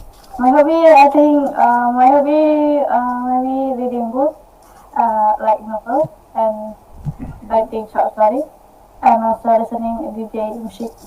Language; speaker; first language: English; non-native, learner; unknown